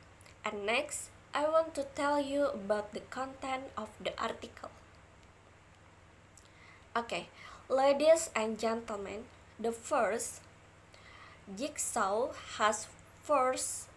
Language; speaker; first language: English; non-native, learner; Indonesian